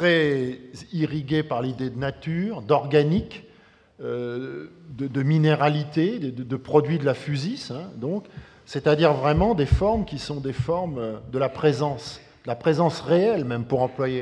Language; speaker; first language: French; native; French